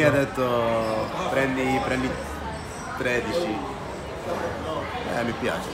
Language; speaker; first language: Italian; non-native, learner; Dutch